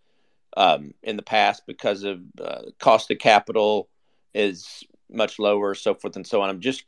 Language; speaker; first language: English; native; English